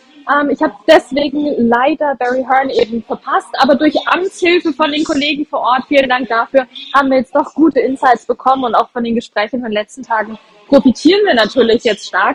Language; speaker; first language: German; native; German